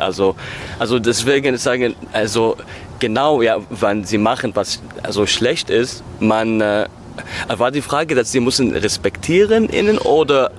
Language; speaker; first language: German; non-native, learner; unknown